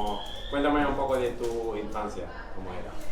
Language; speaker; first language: Spanish; non-native, fluent; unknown